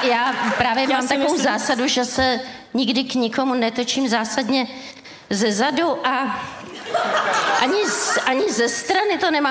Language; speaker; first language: Czech; native; Czech